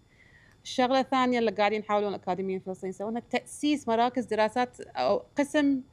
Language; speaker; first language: Arabic; native; Arabic